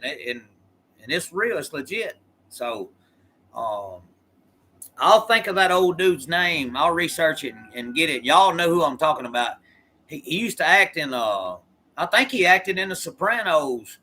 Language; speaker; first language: English; native; English